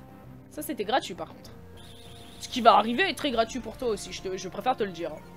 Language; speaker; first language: French; native; French